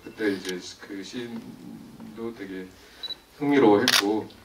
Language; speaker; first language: Korean; native; Korean